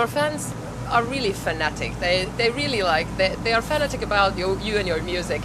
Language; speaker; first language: English; non-native, fluent; Finnish